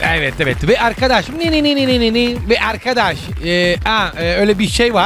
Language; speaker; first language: Turkish; non-native, learner; Italian